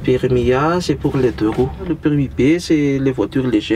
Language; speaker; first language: French; non-native, local second language; Malagasy